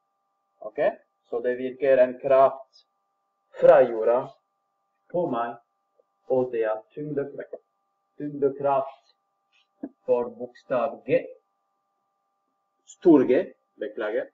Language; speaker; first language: Norwegian; non-native, fluent; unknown